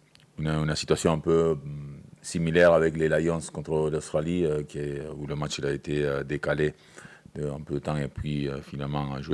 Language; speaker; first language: French; native; French